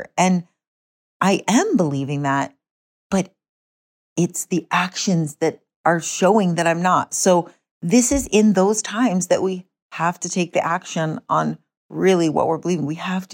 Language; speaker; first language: English; native; English